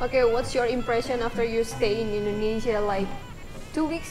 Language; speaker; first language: English; non-native, fluent; Indonesian